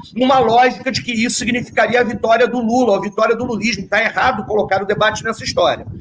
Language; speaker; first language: Portuguese; native; Portuguese